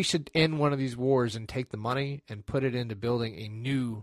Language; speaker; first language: English; native; English